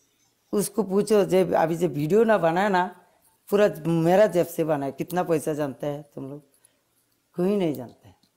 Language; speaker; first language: Hindi; non-native, learner; Bangla